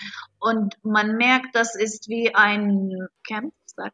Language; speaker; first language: German; non-native, fluent; Arabic